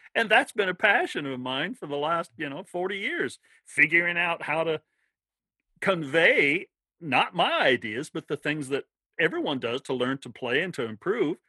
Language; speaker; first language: English; native; English